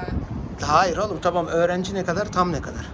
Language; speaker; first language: Turkish; native; Turkish